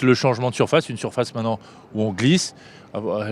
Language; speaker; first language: French; native; French